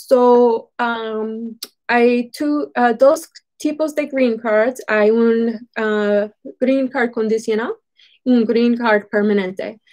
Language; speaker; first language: Spanish; non-native, fluent; English